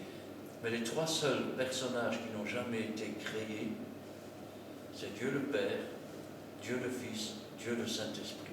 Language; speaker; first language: French; native; French